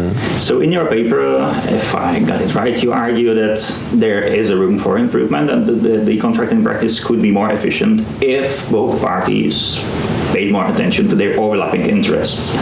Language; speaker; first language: English; non-native, fluent; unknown